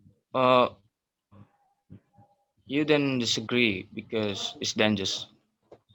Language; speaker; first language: English; non-native, learner; Indonesian